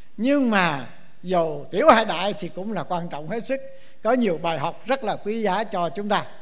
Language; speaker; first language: Vietnamese; native; Vietnamese